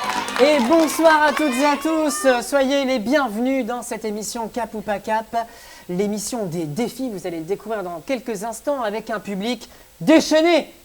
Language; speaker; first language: French; native; French